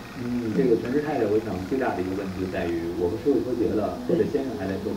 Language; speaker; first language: Chinese; native; Chinese